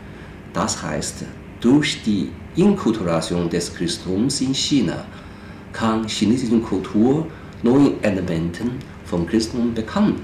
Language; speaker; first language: German; non-native, fluent; Chinese